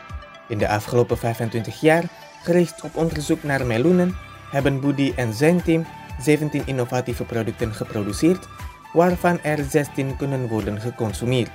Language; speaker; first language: Dutch; non-native, fluent; Indonesian